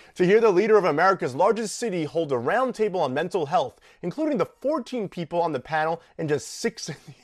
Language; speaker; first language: English; native; English